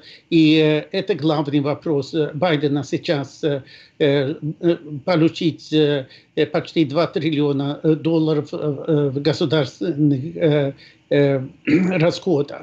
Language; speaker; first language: Russian; non-native, fluent; Swedish